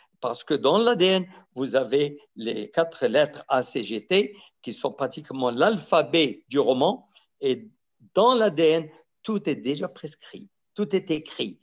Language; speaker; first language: French; non-native, local second language; Arabic